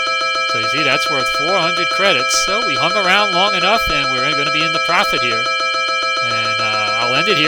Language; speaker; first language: English; native; English